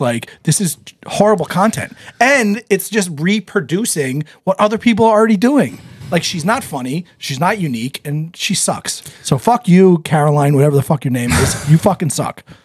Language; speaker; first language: English; native; English